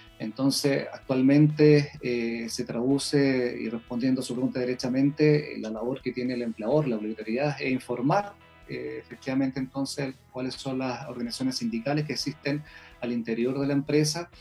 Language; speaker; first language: Spanish; native; Spanish